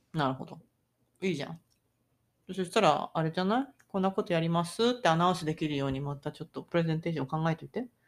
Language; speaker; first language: Japanese; native; Japanese